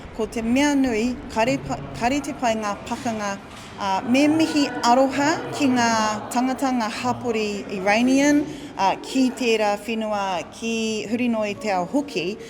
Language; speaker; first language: Māori; non-native, local second language; English